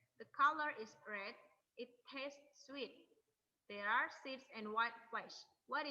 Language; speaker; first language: English; non-native, learner; Indonesian